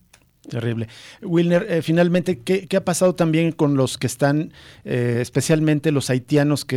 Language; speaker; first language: Spanish; native; Spanish